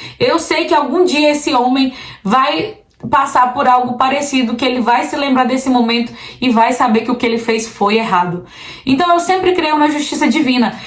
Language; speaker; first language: Portuguese; native; Portuguese